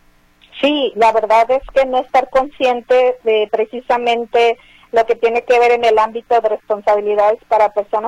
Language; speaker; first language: Spanish; native; Spanish